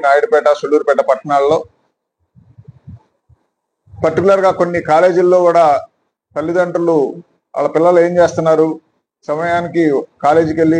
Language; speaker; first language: Telugu; native; Telugu